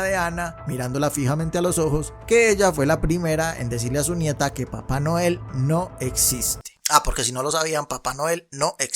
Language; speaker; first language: Spanish; native; Spanish